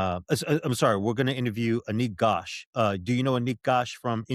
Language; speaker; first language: English; native; English